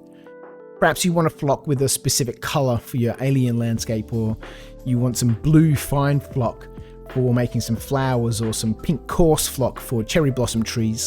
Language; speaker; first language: English; native; English